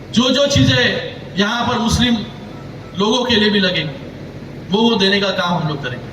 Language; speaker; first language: Hindi; non-native, local second language; Marathi